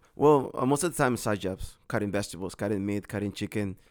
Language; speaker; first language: English; non-native, learner; Spanish